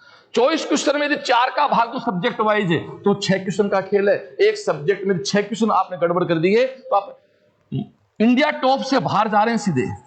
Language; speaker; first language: Hindi; native; Hindi